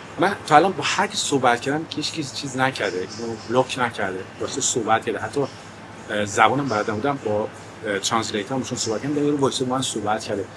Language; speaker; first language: Persian; early bilingual, heritage; Persian